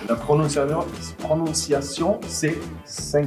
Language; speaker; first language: French; non-native, fluent; German